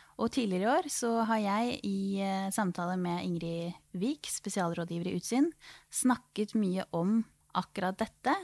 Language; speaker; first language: Norwegian; native; Norwegian